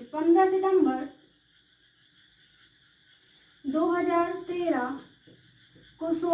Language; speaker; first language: Hindi; native; Hindi